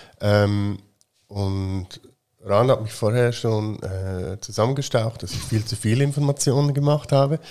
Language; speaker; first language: German; native; German